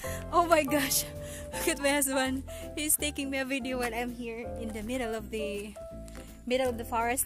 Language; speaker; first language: English; non-native, local second language; Cebuano